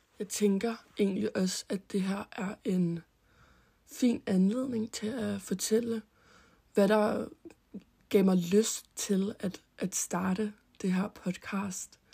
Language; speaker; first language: Danish; early bilingual, heritage; Danish